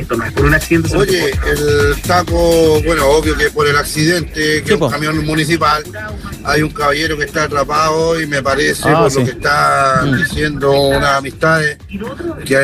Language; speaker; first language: Spanish; native; Spanish